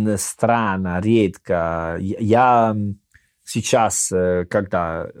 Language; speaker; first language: Russian; non-native, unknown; Italian